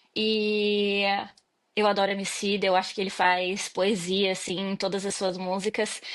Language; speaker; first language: Portuguese; native; Portuguese